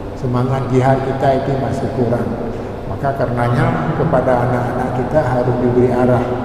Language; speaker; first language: Malay; non-native, local second language; Achinese